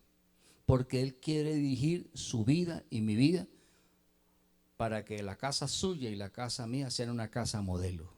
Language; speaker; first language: Spanish; native; Spanish